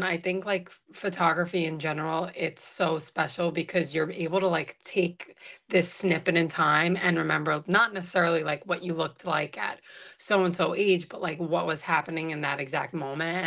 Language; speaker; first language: English; native; English